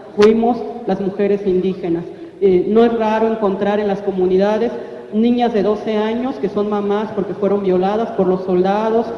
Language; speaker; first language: Spanish; non-native, local second language; Zapotec